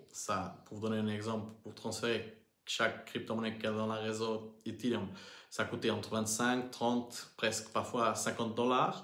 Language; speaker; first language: French; non-native, learner; Portuguese